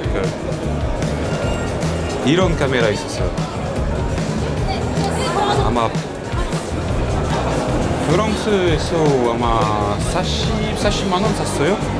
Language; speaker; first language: Korean; non-native, learner; French